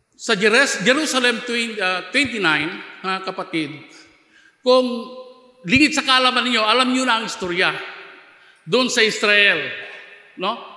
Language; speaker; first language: Filipino; non-native, local second language; Iloko